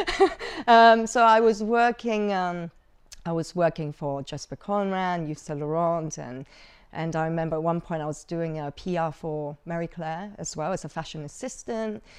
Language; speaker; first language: English; early bilingual, other home language; Cantonese